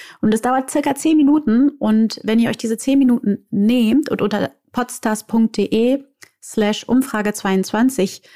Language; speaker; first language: German; native; German